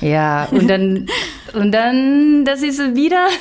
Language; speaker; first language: German; non-native, learner; Japanese